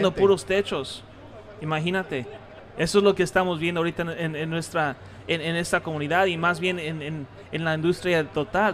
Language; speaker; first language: Spanish; early bilingual, heritage; Spanish